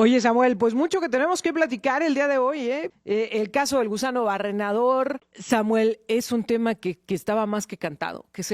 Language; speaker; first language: Spanish; native; Spanish